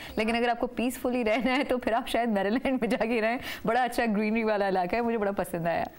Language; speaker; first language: Urdu; native; Urdu